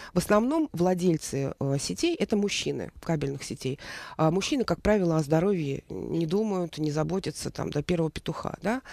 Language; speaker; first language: Russian; native; Russian